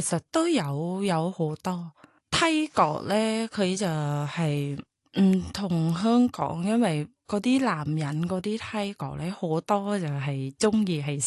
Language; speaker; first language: Cantonese; non-native, learner; Thai